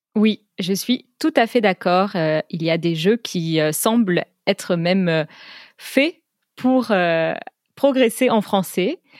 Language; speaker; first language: French; native; French